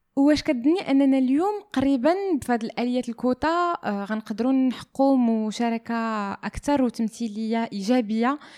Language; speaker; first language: Arabic; native; Arabic